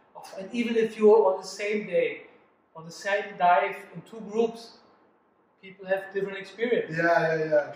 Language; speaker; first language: English; non-native, fluent; German